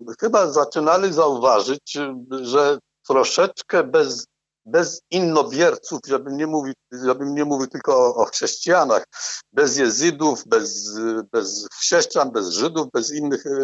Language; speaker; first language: Polish; non-native, fluent; Arabic